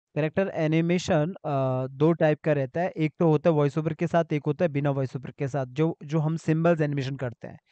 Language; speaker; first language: Hindi; native; Hindi